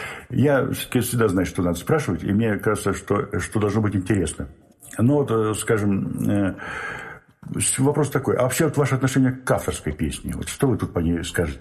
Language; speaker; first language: Russian; native; Russian